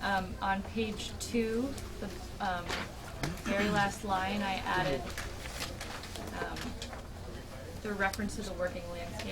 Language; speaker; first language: English; native; English